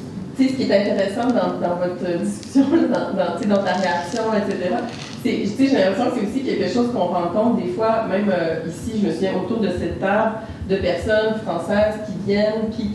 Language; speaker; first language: French; native; French